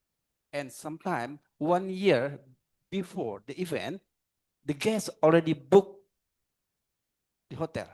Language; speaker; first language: English; non-native, learner; Indonesian